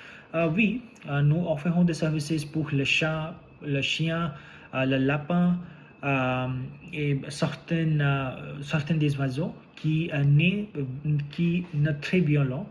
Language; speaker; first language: French; non-native, learner; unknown